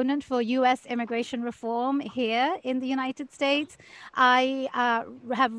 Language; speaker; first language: English; native; English